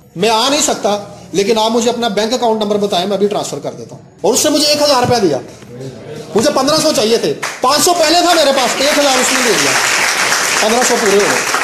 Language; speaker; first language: Urdu; non-native, local second language; Punjabi